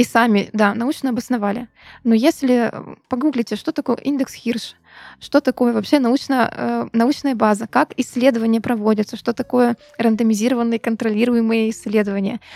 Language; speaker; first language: Russian; native; Russian